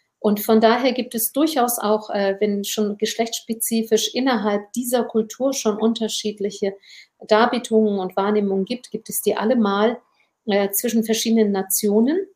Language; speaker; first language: German; early bilingual, other home language; Turkish